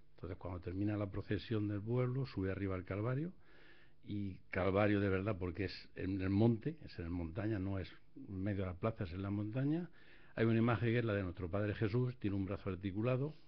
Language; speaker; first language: Spanish; native; Spanish